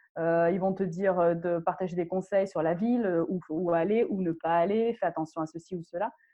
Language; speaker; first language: French; non-native, local second language; Arabic